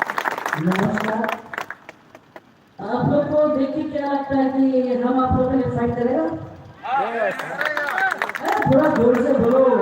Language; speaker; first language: Hindi; non-native, local second language; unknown